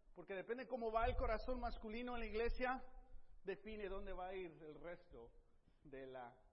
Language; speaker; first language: Spanish; native; Spanish